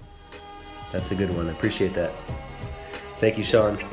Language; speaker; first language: English; native; English